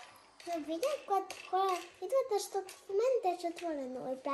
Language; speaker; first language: Bulgarian; early bilingual, heritage; Bulgarian